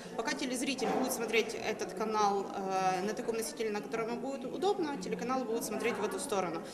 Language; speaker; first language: Russian; native; Russian